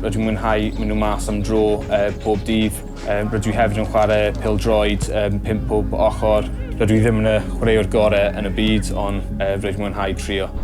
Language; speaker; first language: Welsh; non-native, local second language; English